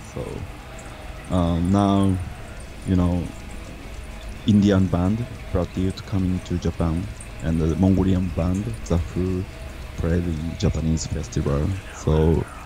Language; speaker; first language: English; non-native, learner; Japanese